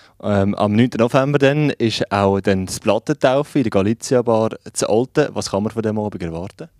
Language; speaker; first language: German; native; German